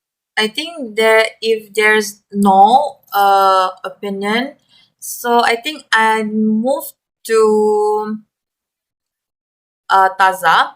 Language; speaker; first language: English; non-native, learner; Malay